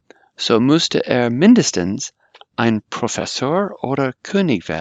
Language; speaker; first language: German; non-native, fluent; English